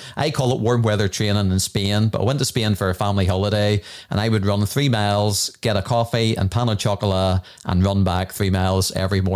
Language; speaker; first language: English; native; English